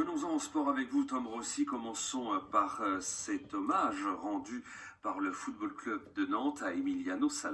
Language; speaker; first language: French; native; French